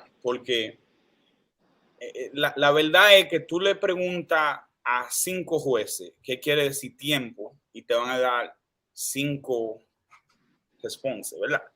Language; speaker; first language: Spanish; early bilingual, heritage; Spanish